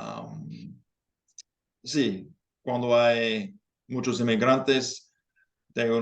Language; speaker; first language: Spanish; non-native, fluent; English